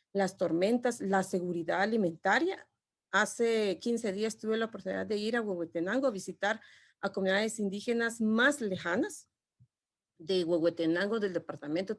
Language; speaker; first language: Spanish; non-native, local second language; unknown